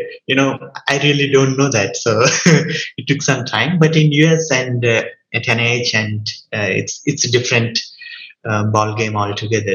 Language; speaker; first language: English; non-native, local second language; Telugu